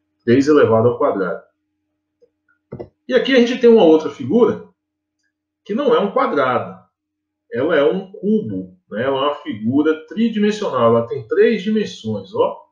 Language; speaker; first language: Portuguese; native; Portuguese